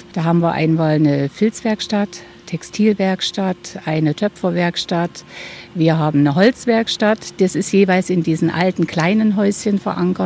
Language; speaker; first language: German; native; German